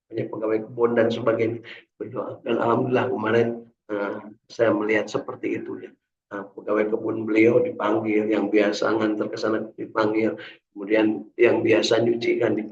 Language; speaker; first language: Indonesian; native; Indonesian